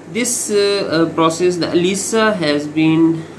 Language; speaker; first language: English; non-native, local second language; Urdu